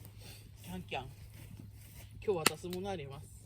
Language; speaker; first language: Japanese; native; Japanese